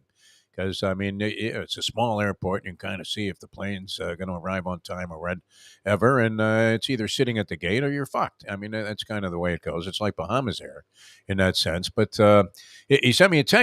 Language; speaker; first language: English; native; English